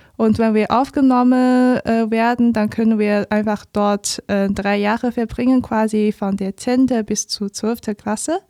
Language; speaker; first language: German; non-native, fluent; Chinese